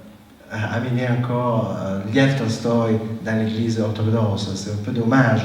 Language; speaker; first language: French; non-native, fluent; Italian